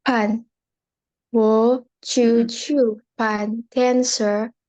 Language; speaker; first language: Chinese; non-native, learner; Indonesian